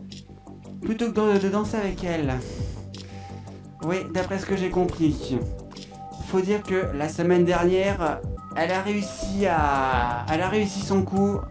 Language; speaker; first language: French; native; French